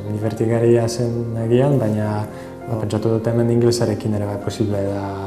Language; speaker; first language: Basque; non-native, learner; English